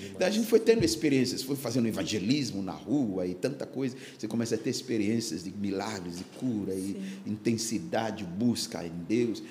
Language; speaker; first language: Portuguese; non-native, fluent; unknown